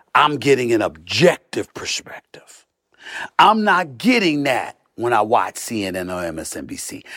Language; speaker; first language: English; native; English